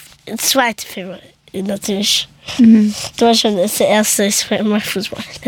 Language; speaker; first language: German; early bilingual, other home language; Persian